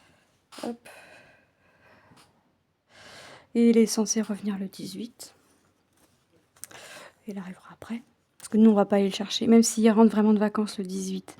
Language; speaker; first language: French; native; French